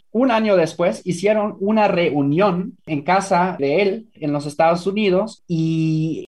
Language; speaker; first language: Spanish; non-native, fluent; German